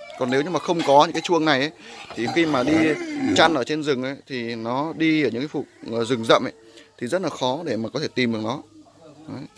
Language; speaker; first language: Vietnamese; native; Vietnamese